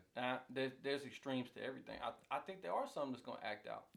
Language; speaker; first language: English; native; English